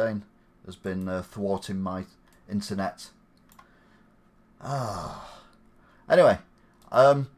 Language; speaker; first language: English; native; English